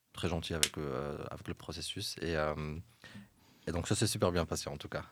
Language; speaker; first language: French; non-native, local second language; Arabic